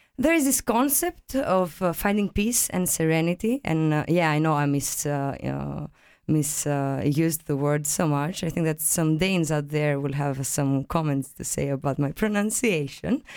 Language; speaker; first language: English; non-native, fluent; Greek